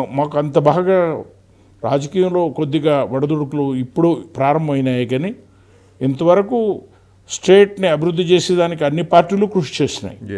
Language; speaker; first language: Telugu; native; Telugu